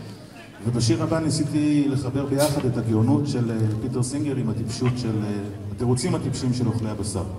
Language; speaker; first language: Hebrew; native; Hebrew